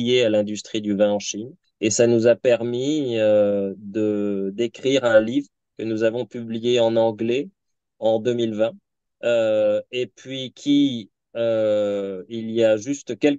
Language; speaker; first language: French; native; French